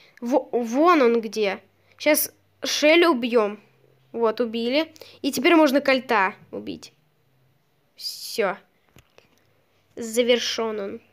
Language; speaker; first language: Russian; native; Russian